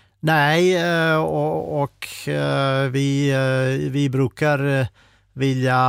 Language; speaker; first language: Swedish; non-native, fluent; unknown